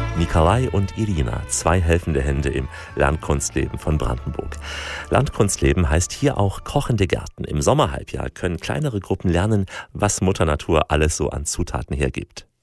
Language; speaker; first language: German; native; German